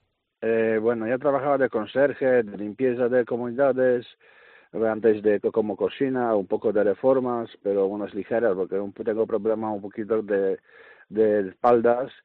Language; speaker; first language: Spanish; non-native, learner; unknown